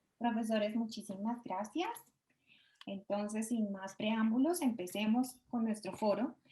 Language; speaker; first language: Spanish; native; Spanish